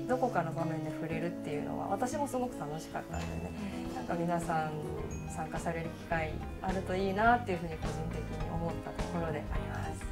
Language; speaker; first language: Japanese; native; Japanese